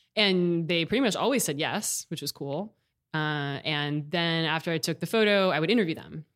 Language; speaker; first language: English; native; English